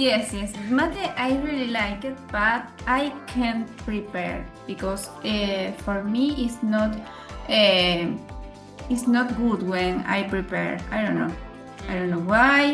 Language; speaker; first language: English; non-native, learner; Spanish